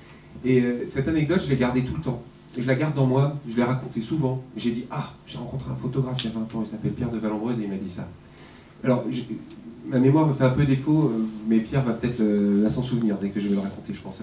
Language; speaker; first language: French; native; French